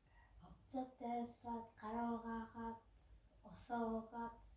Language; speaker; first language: Mongolian; early bilingual, heritage; Mongolian